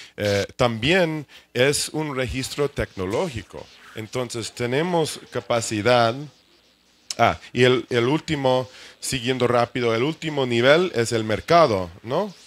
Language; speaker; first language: Spanish; non-native, fluent; English